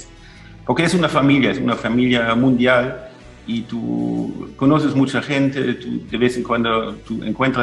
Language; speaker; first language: Spanish; non-native, fluent; German